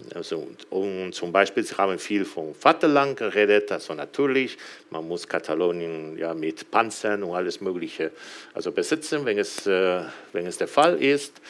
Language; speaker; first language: German; non-native, fluent; Galician